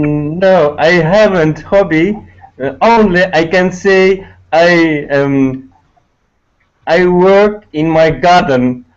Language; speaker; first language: English; non-native, learner; Tatar